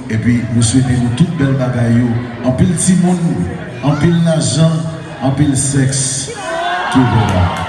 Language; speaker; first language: French; non-native, local second language; Haitian Creole